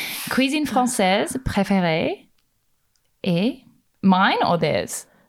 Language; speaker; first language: French; non-native, fluent; English